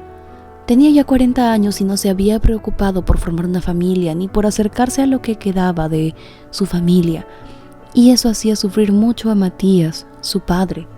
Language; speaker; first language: Spanish; native; Spanish